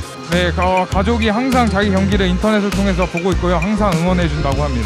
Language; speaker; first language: Korean; native; Korean